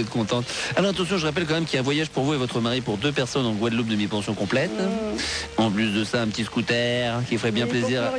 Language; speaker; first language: French; native; French